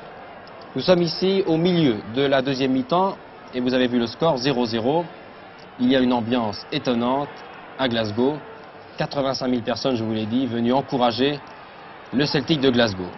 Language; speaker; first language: French; native; French